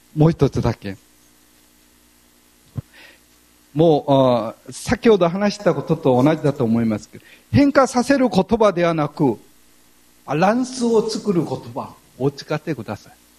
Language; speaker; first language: Japanese; non-native, fluent; Korean